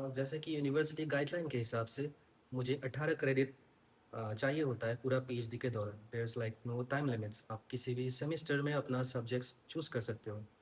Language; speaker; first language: Hindi; non-native, local second language; Assamese